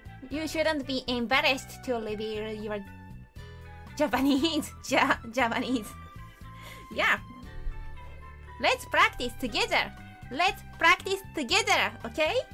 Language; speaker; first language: English; non-native, learner; Japanese